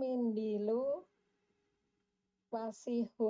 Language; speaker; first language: Arabic; non-native, learner; Indonesian